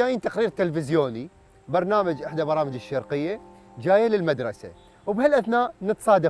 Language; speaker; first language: Arabic; native; Arabic